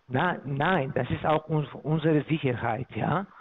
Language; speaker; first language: German; non-native, fluent; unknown